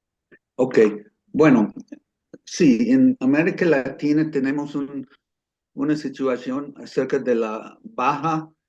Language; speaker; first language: Spanish; non-native, fluent; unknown